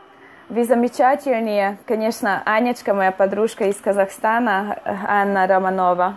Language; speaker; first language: Russian; non-native, fluent; Hungarian